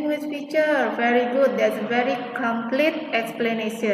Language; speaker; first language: English; non-native, fluent; Indonesian